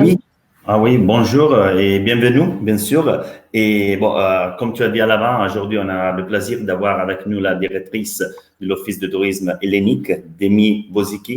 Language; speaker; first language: French; non-native, fluent; Italian